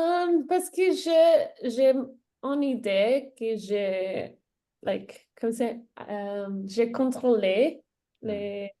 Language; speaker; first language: French; non-native, learner; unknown